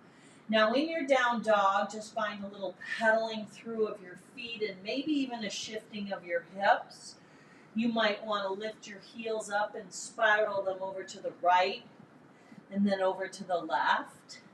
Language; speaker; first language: English; native; English